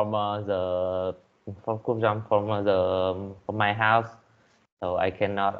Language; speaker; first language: English; non-native, learner; Vietnamese